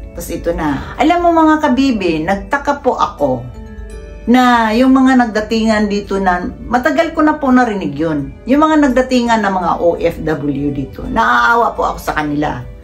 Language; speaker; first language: Filipino; non-native, local second language; Cebuano